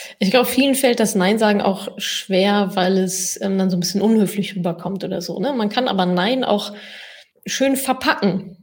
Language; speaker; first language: German; native; German